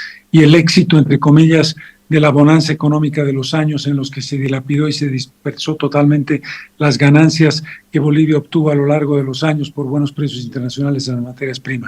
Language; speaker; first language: Spanish; native; Spanish